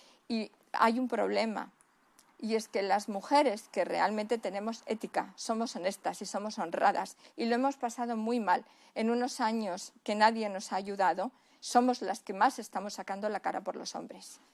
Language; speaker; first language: Spanish; native; Spanish